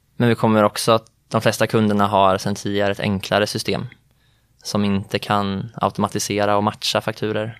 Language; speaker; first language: Swedish; native; Swedish